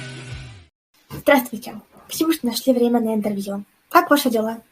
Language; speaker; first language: Russian; native; Russian